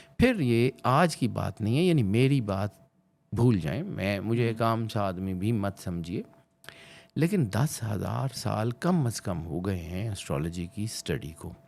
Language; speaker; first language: Urdu; non-native, local second language; Punjabi